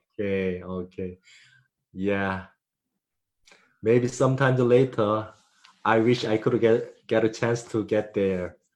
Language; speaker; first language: English; non-native, learner; Korean